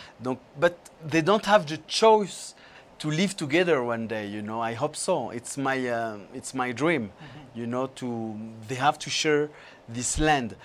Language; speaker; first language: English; non-native, learner; French